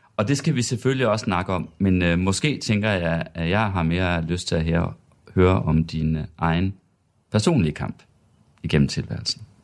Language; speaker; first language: Danish; native; Danish